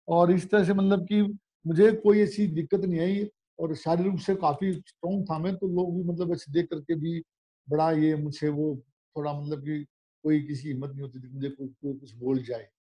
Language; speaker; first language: Hindi; native; Hindi